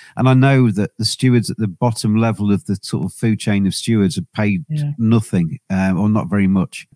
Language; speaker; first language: English; native; English